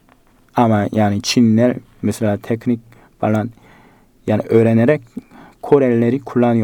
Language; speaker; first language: Turkish; non-native, fluent; Korean